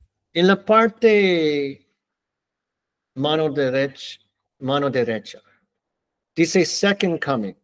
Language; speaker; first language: Spanish; non-native, learner; English